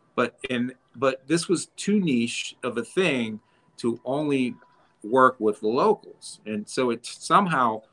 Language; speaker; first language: English; native; English